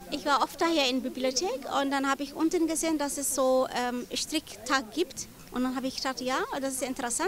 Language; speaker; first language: German; non-native, learner; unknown